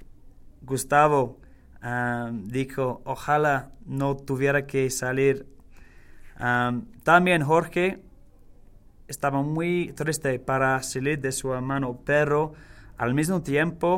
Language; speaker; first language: Spanish; non-native, learner; English